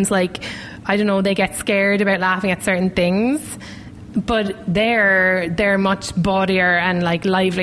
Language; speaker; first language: English; native; English